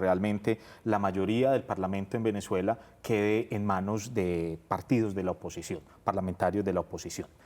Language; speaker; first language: Spanish; native; Spanish